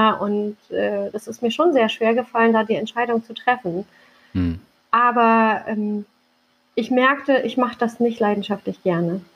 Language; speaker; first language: German; early bilingual, other home language; Turkish